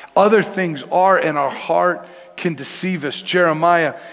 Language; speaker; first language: English; native; English